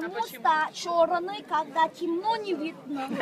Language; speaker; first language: Russian; non-native, learner; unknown